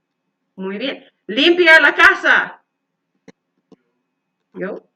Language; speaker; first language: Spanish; non-native, learner; English